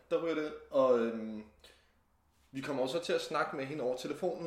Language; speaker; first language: Danish; native; Danish